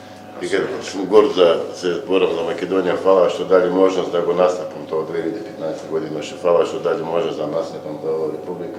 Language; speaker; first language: Macedonian; non-native, learner; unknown